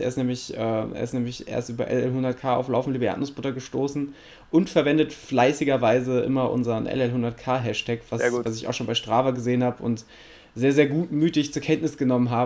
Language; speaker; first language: German; native; German